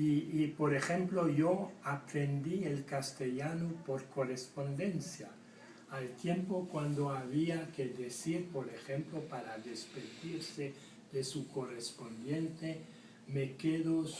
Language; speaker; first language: Spanish; non-native, fluent; French